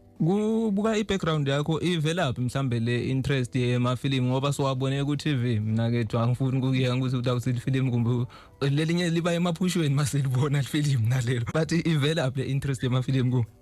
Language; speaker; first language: Zulu; non-native, local second language; Swati